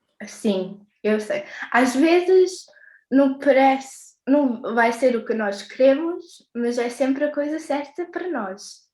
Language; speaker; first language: Portuguese; early bilingual, heritage; English